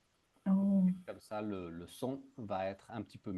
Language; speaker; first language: French; native; French